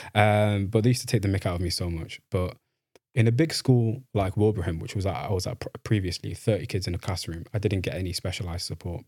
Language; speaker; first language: English; native; English